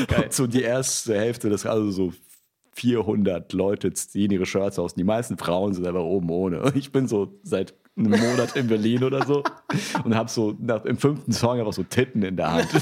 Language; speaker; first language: German; early bilingual, other home language; Russian